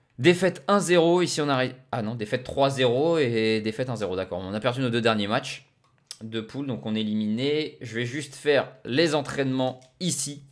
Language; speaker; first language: French; native; French